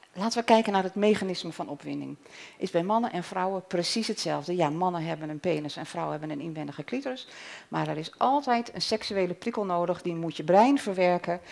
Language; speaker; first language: Dutch; native; Dutch